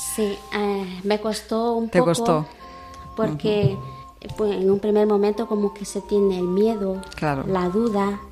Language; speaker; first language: Spanish; native; Spanish